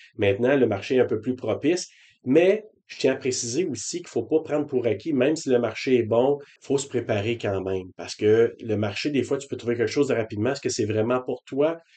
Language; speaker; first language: French; native; French